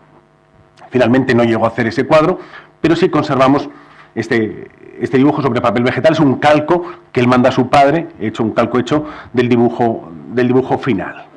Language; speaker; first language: Spanish; native; Spanish